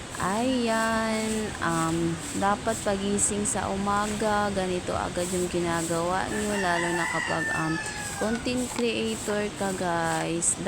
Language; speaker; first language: Filipino; non-native, local second language; Cebuano